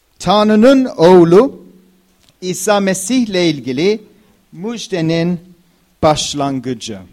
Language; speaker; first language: Turkish; non-native, fluent; English